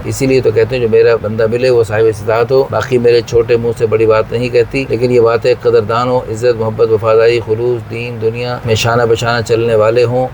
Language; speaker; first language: Urdu; non-native, local second language; Saraiki